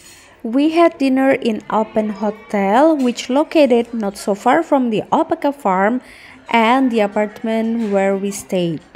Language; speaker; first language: English; non-native, fluent; Indonesian